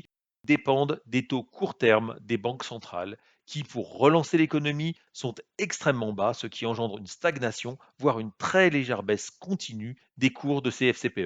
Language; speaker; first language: French; native; French